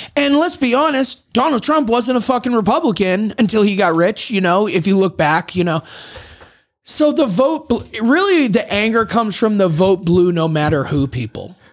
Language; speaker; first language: English; native; English